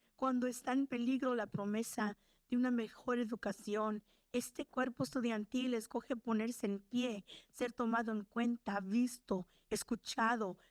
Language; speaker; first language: Spanish; early bilingual, other home language; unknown